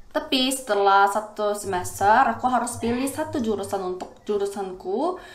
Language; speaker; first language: Indonesian; non-native, fluent; Korean